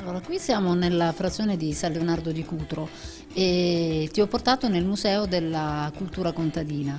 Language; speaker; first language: Italian; native; Italian